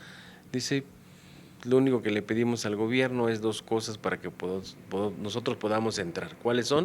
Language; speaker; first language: Spanish; native; Spanish